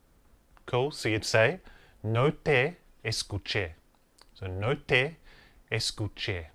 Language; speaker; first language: Spanish; non-native, fluent; English